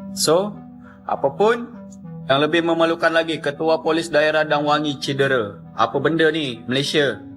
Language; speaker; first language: Malay; native; Malay